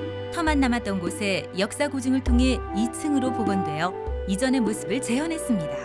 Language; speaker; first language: Korean; native; Korean